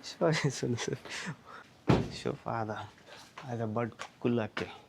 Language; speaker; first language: Arabic; non-native, learner; Telugu